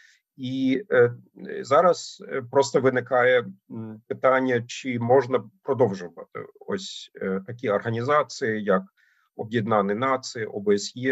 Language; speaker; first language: Ukrainian; non-native, fluent; German